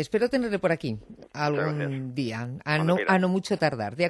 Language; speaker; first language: Spanish; native; Spanish